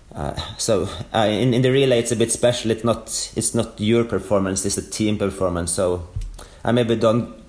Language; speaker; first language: English; non-native, fluent; Norwegian